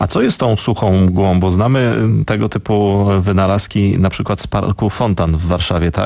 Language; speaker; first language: Polish; native; Polish